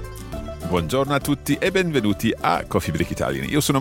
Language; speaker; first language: Italian; non-native, fluent; English